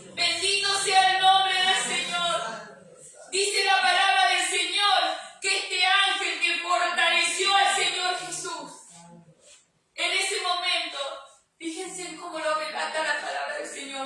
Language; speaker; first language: Spanish; native; Spanish